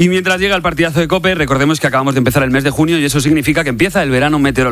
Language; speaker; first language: Spanish; native; Spanish